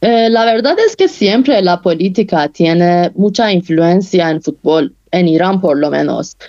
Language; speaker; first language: Spanish; non-native, fluent; Persian